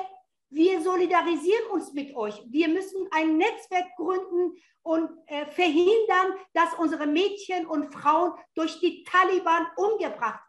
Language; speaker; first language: German; non-native, fluent; Persian